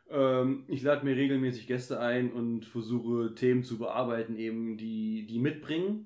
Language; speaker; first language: German; native; German